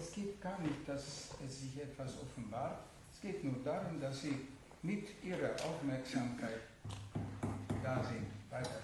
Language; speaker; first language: German; non-native, fluent; Hungarian